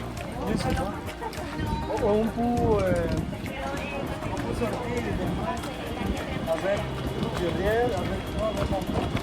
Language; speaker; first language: French; non-native, learner; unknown